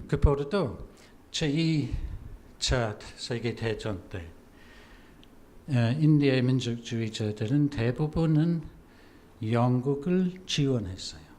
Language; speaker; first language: Korean; non-native, fluent; English